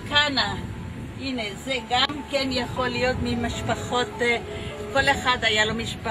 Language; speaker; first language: Hebrew; non-native, fluent; Ladino